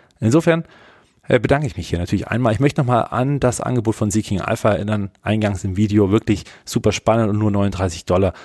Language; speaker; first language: German; native; German